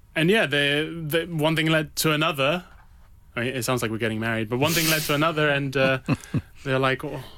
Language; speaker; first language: English; native; English